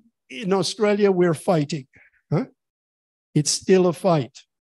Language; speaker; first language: English; native; English